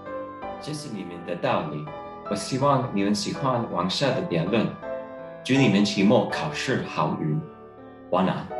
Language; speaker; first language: Chinese; non-native, learner; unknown